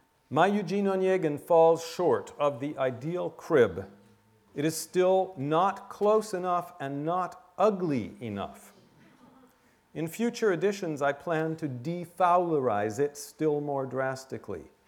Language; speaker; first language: English; native; English